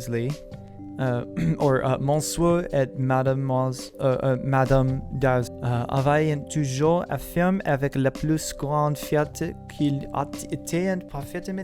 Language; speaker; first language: French; non-native, learner; English